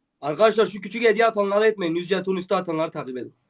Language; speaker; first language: Turkish; native; Turkish